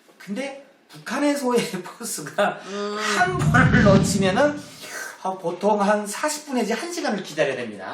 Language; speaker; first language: Korean; native; Korean